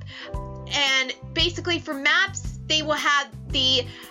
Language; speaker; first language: English; native; English